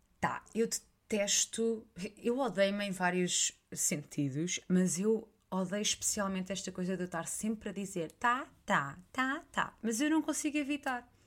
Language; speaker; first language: Portuguese; native; Portuguese